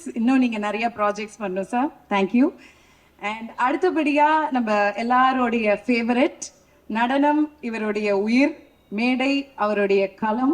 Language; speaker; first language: Tamil; native; Tamil